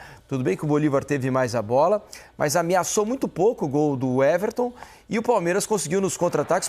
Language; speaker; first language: Portuguese; native; Portuguese